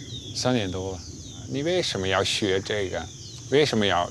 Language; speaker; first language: Chinese; non-native, fluent; Dutch